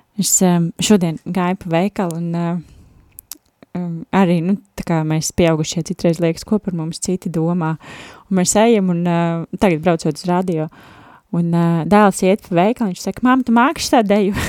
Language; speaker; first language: Latvian; native; Latvian